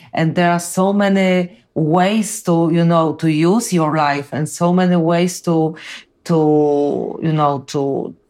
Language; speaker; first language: English; non-native, fluent; Polish